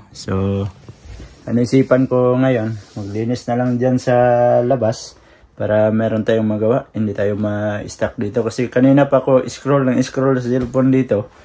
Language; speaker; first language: Filipino; non-native, local second language; Cebuano